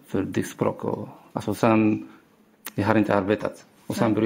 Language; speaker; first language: Swedish; non-native, learner; Arabic